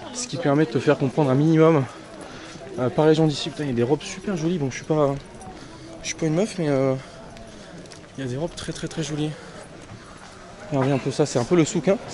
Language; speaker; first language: French; native; French